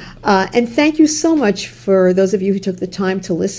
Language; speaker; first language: English; native; English